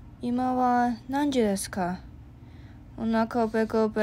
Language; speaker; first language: Japanese; non-native, learner; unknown